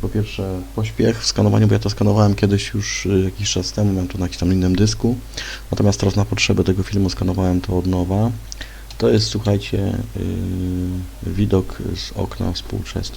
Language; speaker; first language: Polish; native; Polish